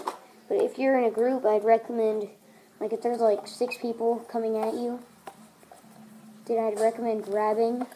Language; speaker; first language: English; native; English